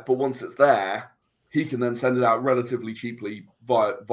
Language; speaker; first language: English; native; English